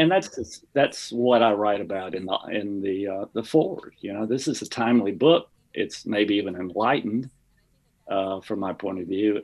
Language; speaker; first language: English; native; English